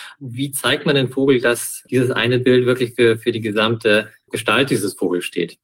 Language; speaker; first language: German; native; German